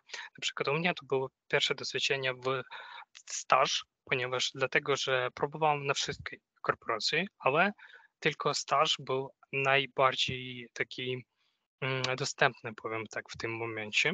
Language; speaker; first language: Polish; non-native, fluent; Ukrainian